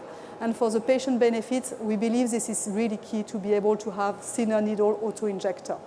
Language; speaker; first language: English; non-native, fluent; French